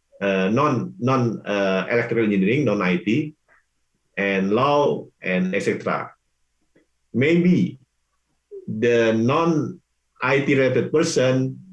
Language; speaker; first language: English; non-native, learner; Indonesian